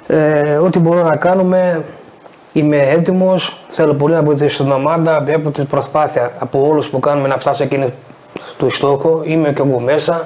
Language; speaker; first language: Greek; non-native, fluent; Portuguese